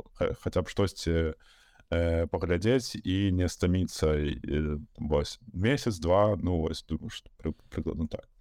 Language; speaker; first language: Belarusian; native; Belarusian